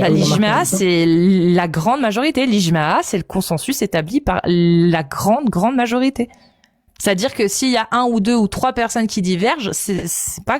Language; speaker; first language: French; native; French